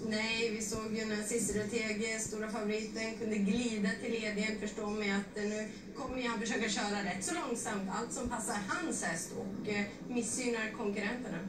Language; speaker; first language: Swedish; native; Swedish